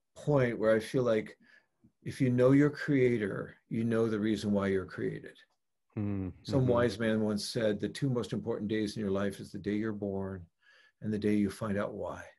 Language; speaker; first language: English; native; English